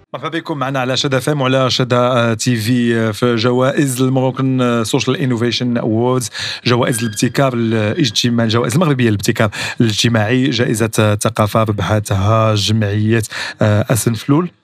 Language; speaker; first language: Arabic; native; Arabic